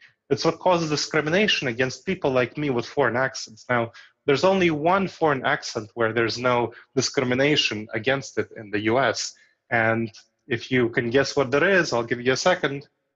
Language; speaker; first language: English; early bilingual, other home language; Romanian